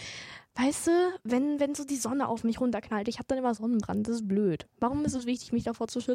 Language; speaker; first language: German; native; German